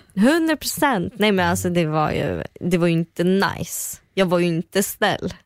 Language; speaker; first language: Swedish; early bilingual, other home language; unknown